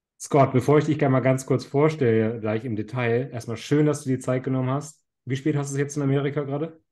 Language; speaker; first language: German; native; German